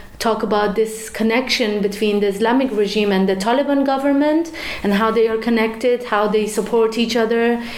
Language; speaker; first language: English; non-native, fluent; Persian